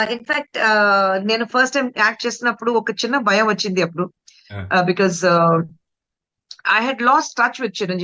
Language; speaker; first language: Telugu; non-native, fluent; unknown